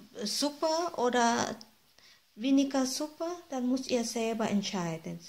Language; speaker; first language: German; non-native, fluent; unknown